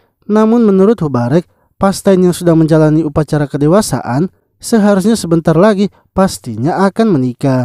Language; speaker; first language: Indonesian; native; Indonesian